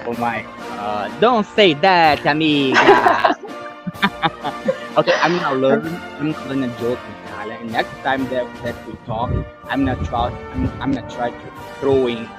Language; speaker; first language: English; non-native, fluent; Portuguese